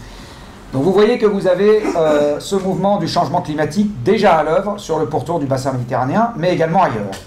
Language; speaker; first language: French; native; French